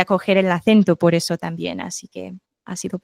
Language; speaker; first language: Spanish; non-native, fluent; English